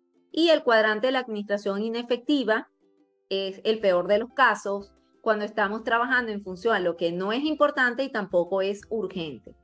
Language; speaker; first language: Spanish; native; Spanish